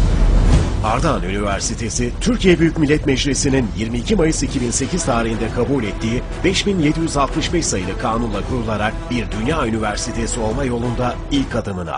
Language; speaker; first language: Turkish; native; Turkish